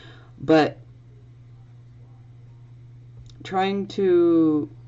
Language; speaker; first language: English; native; English